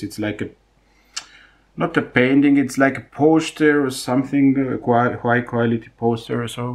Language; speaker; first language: English; non-native, fluent; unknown